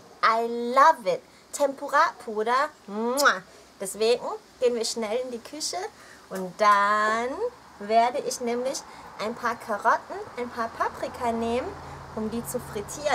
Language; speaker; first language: German; early bilingual, other home language; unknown